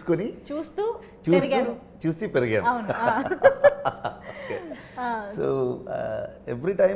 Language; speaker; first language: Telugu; non-native, learner; Kannada